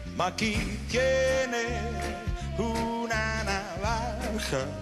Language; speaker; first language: Spanish; native; Spanish